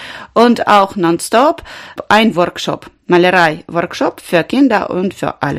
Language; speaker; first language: German; non-native, learner; Ukrainian